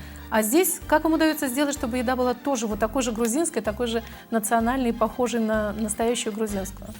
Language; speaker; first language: Russian; native; Russian